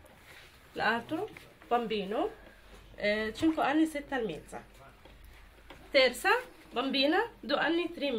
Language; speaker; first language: Italian; non-native, learner; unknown